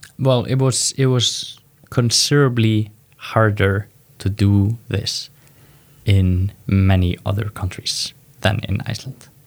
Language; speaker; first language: English; non-native, fluent; Icelandic